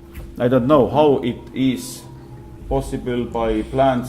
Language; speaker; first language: English; non-native, fluent; Estonian